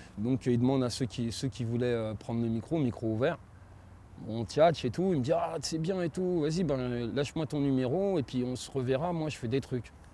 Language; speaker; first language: French; native; French